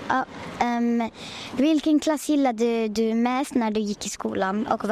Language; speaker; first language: Swedish; non-native, learner; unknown